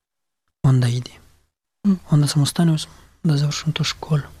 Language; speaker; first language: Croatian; non-native, learner; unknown